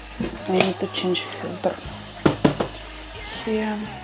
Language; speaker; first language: English; non-native, learner; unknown